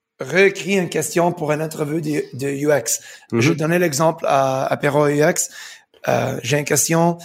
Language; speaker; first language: French; non-native, fluent; English